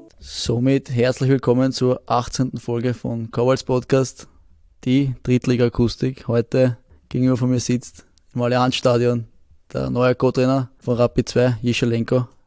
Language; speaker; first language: German; native; German